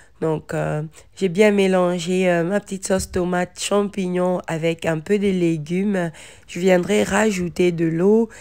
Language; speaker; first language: French; non-native, local second language; Lingala